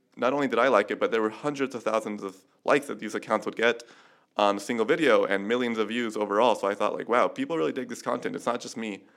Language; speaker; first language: English; native; English